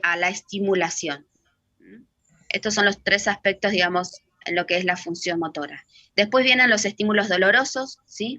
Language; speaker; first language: Spanish; native; Spanish